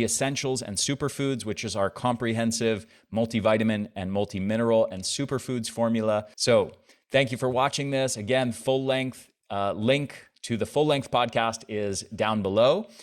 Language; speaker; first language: English; native; English